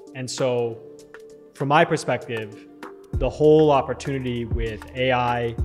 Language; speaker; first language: English; native; English